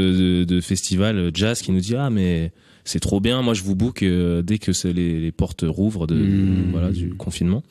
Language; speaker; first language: French; native; French